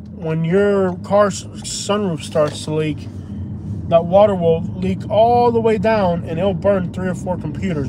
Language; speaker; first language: English; early bilingual, other home language; Spanish